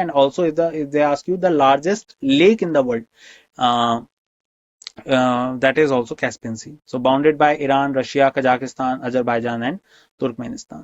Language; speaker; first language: English; non-native, local second language; Hindi